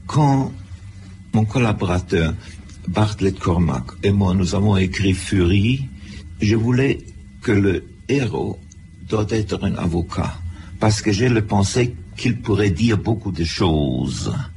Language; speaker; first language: French; non-native, fluent; German